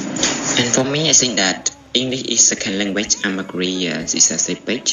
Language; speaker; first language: English; non-native, learner; Khmer